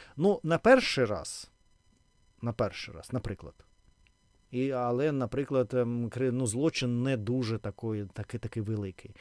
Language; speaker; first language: Ukrainian; non-native, local second language; Russian